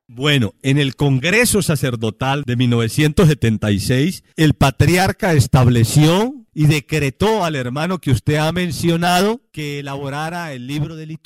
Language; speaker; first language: Spanish; native; Spanish